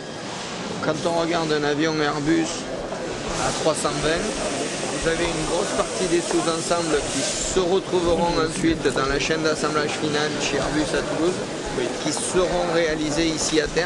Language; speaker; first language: French; native; French